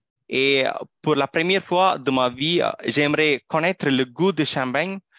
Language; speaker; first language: French; non-native, fluent; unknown